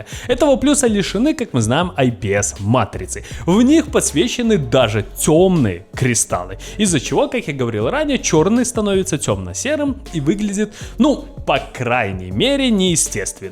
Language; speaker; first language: Russian; native; Russian